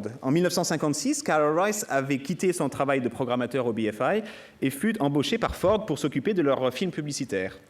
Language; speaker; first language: French; native; French